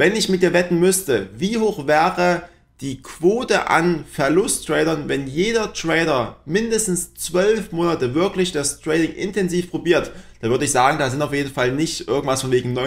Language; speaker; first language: German; native; German